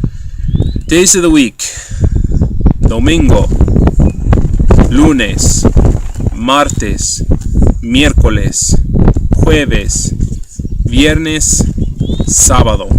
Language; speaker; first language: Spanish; non-native, fluent; English